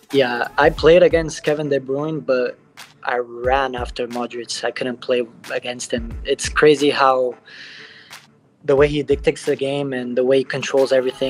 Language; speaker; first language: English; non-native, fluent; Portuguese